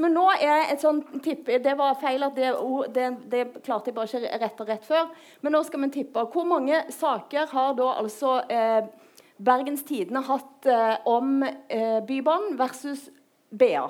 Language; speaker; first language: Norwegian; native; Norwegian